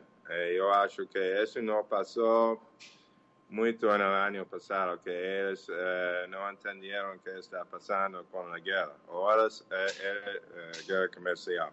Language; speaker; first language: Portuguese; non-native, learner; English